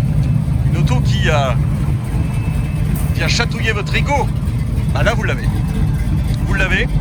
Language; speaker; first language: French; native; French